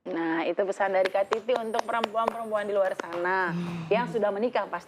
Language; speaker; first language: Indonesian; native; Indonesian